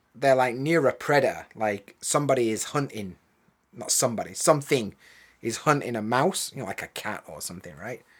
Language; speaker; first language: English; native; English